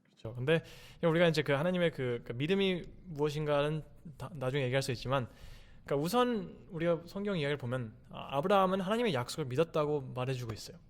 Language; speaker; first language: Korean; early bilingual, heritage; Korean